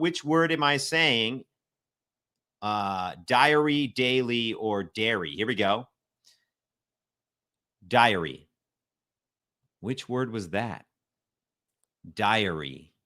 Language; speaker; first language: English; native; English